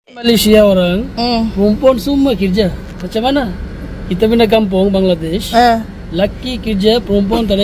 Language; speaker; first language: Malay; non-native, learner; Bangla